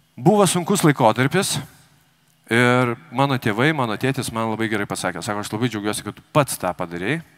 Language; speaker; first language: Lithuanian; native; Lithuanian